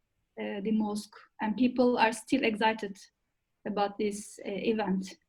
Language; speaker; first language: English; non-native, fluent; Turkish